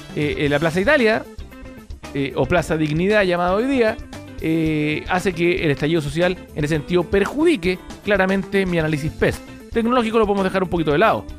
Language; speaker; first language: Spanish; native; Spanish